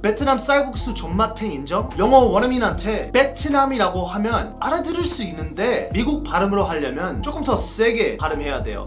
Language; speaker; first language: Korean; non-native, fluent; English